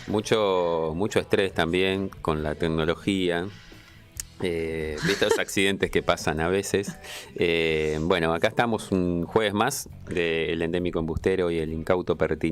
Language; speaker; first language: Spanish; native; Spanish